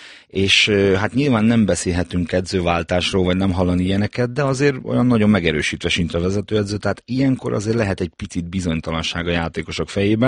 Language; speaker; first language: Hungarian; native; Hungarian